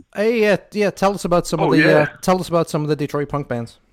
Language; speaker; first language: English; native; English